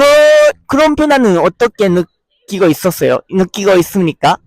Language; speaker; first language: Korean; non-native, learner; Japanese